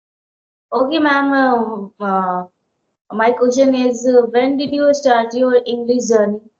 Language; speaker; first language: English; non-native, learner; Hindi